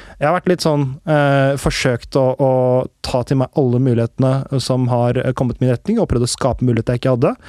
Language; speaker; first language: Norwegian; early bilingual, other home language; Urdu